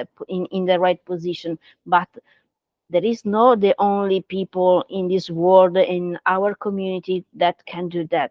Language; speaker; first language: English; non-native, learner; Italian